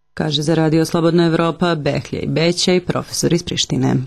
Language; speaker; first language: Croatian; native; Croatian